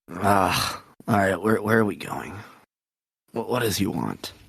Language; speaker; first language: English; native; English